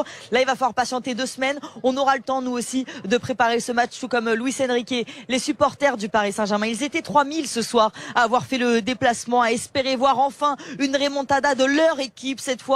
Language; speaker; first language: French; native; French